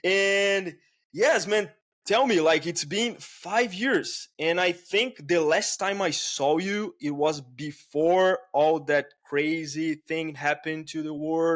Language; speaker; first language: English; non-native, fluent; Portuguese